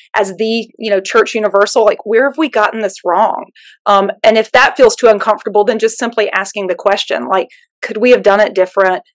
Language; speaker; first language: English; native; English